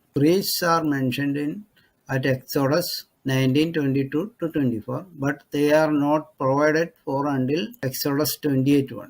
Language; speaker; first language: English; non-native, local second language; Malayalam